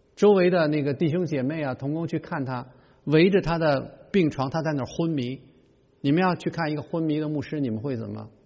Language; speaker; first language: Chinese; native; Chinese